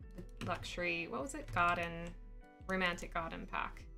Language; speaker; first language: English; native; English